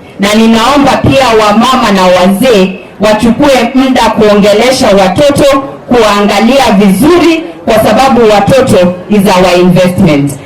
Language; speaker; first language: Swahili; non-native, local second language; Masai